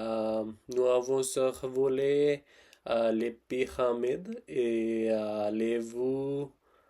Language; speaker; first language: French; non-native, learner; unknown